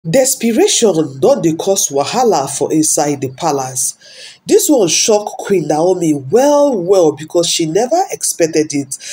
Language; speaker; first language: Nigerian Pidgin; non-native, local second language; Yoruba